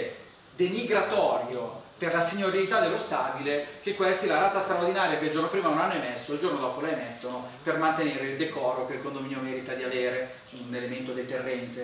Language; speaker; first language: Italian; native; Italian